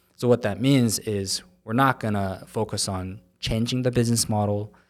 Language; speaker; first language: English; non-native, fluent; Korean